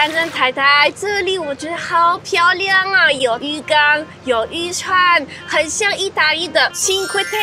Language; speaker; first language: Chinese; non-native, fluent; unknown